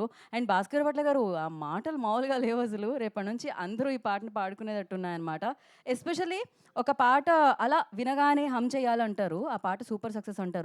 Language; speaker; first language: Telugu; native; Telugu